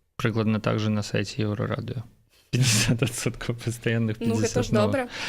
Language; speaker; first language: Belarusian; non-native, local second language; Russian